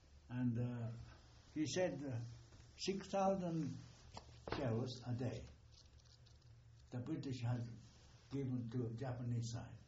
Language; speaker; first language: English; non-native, fluent; Japanese